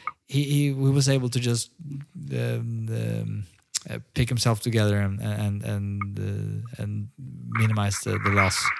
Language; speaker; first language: English; non-native, fluent; Norwegian